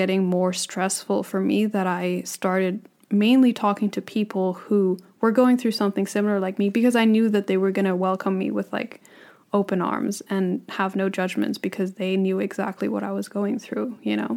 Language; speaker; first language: English; non-native, local second language; Cantonese